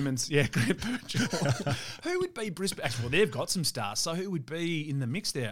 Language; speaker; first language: English; native; English